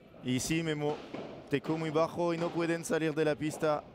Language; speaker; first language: Spanish; non-native, learner; French